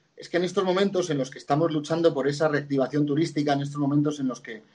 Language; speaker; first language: Spanish; native; Spanish